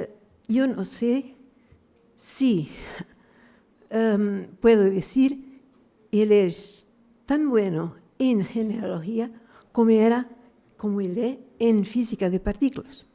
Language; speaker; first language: Spanish; non-native, learner; Portuguese